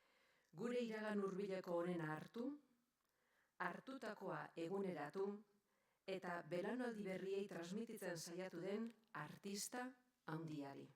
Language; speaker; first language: Basque; native; Basque